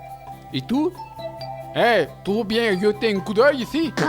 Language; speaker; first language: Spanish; non-native, learner; French